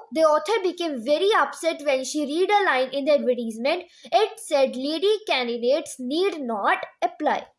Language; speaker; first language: English; non-native, local second language; Punjabi